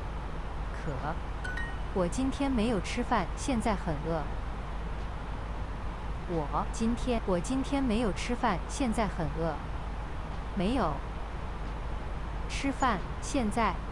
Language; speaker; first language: Chinese; non-native, learner; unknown